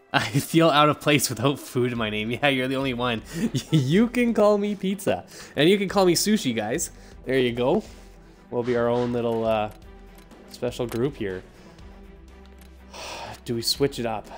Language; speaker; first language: English; native; English